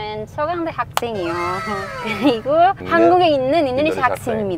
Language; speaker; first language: Korean; non-native, learner; Indonesian